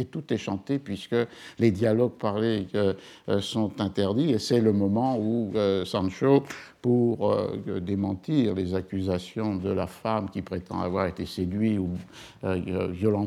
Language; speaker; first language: French; native; French